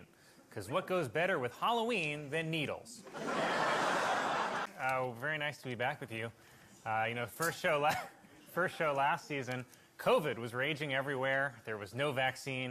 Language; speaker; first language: English; native; English